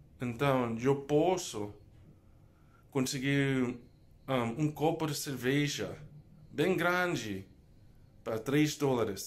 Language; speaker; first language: Portuguese; non-native, learner; English